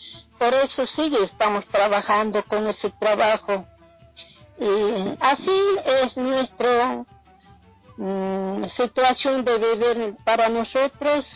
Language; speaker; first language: Spanish; non-native, local second language; Quechua